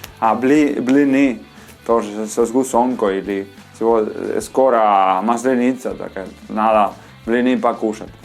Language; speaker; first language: Russian; non-native, fluent; Spanish